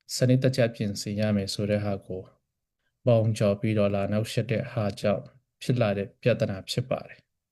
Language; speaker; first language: Burmese; non-native, local second language; Hakha Chin